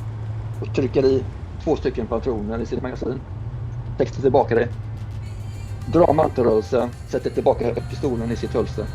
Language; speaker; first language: Swedish; native; Swedish